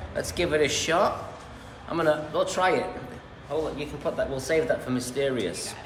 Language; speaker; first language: English; native; English